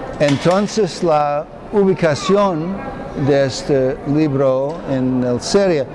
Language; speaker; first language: Spanish; non-native, fluent; English